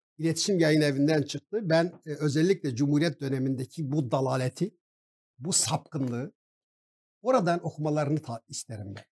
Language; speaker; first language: Turkish; non-native, local second language; Kurdish